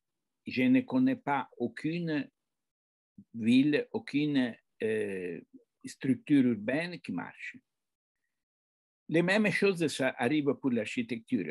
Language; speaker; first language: French; non-native, fluent; Italian